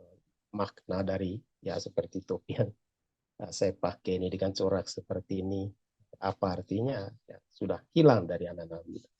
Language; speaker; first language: Indonesian; native; Indonesian